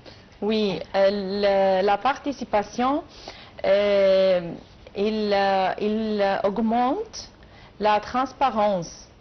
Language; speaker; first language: French; non-native, learner; Arabic